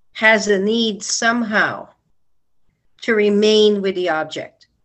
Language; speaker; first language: English; non-native, local second language; Filipino